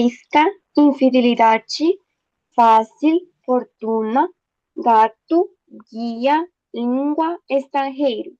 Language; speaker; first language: Portuguese; non-native, learner; Spanish